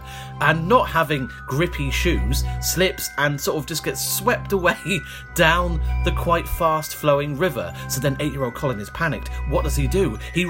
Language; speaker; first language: English; native; English